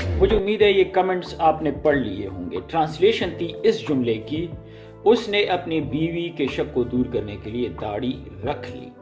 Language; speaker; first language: Urdu; non-native, local second language; Pashto